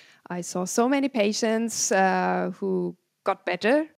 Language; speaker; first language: English; non-native, fluent; German